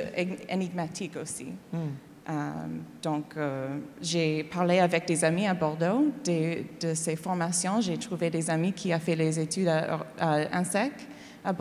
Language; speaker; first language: French; non-native, learner; English